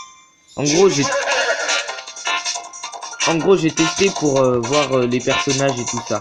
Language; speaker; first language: French; native; French